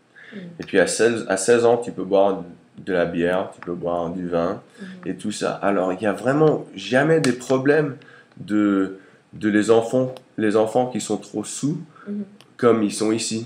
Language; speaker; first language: French; early bilingual, heritage; English